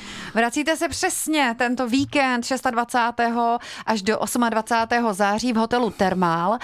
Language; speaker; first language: Czech; native; Czech